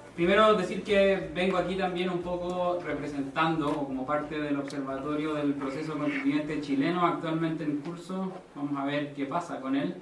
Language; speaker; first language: Spanish; native; Spanish